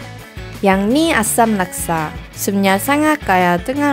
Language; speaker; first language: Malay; non-native, fluent; Korean